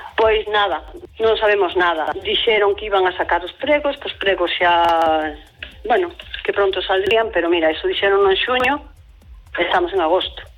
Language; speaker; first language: Galician; native; Galician